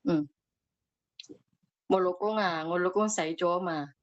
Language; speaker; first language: Chinese; non-native, learner; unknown